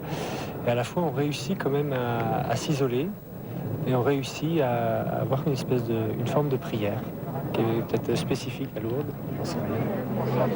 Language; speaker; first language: French; native; French